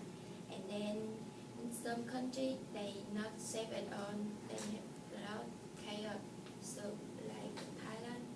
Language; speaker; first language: English; non-native, learner; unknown